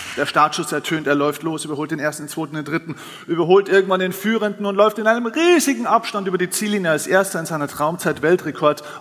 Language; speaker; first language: German; native; German